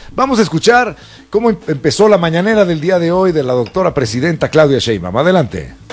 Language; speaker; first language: Spanish; native; Spanish